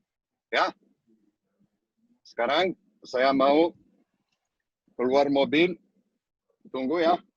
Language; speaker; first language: Indonesian; non-native, learner; Hebrew